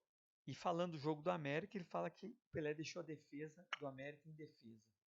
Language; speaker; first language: Portuguese; native; Portuguese